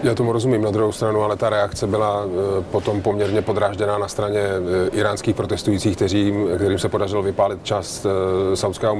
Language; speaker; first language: Czech; native; Czech